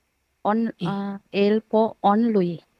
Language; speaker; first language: French; non-native, learner; Sinhala